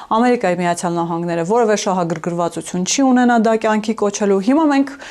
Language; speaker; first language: Armenian; native; Armenian